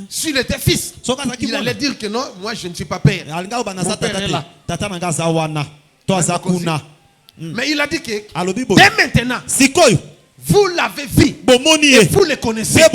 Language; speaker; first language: French; non-native, local second language; Lingala